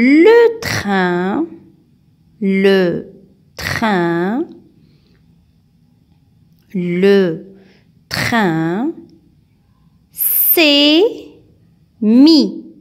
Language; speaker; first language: French; non-native, local second language; Arabic